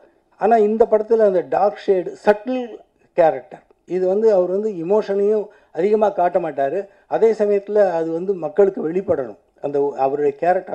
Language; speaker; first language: Tamil; native; Tamil